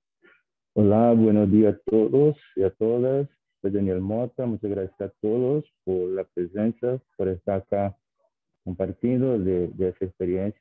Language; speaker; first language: Spanish; non-native, fluent; Portuguese